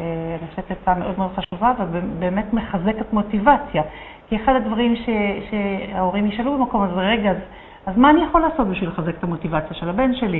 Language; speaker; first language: Hebrew; native; Hebrew